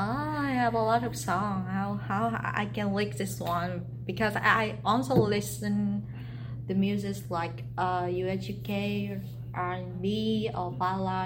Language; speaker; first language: English; non-native, learner; Vietnamese